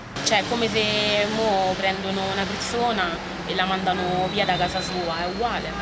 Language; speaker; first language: Italian; early bilingual, other home language; French